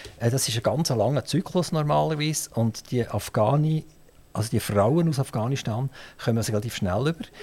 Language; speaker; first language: German; native; German